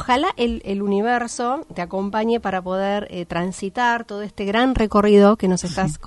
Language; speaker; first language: Spanish; native; Spanish